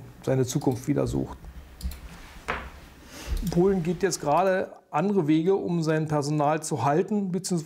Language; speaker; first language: German; native; German